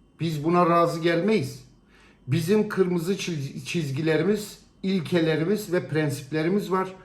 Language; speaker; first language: Turkish; native; Turkish